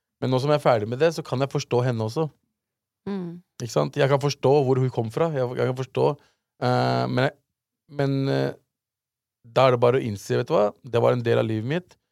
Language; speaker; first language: Norwegian; early bilingual, other home language; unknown